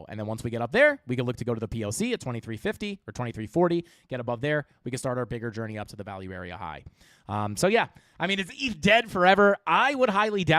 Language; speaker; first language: English; native; English